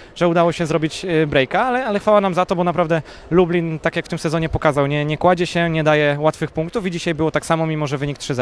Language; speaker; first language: Polish; native; Polish